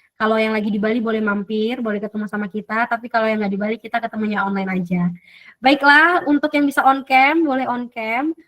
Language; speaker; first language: Indonesian; native; Indonesian